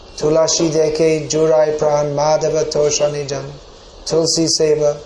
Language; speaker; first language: Bangla; non-native, fluent; English